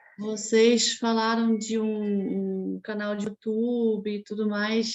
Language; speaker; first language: Portuguese; non-native, fluent; German